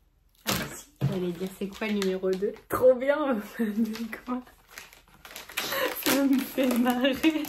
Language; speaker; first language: French; native; French